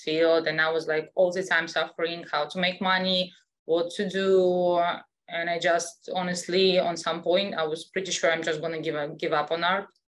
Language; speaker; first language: English; non-native, fluent; Russian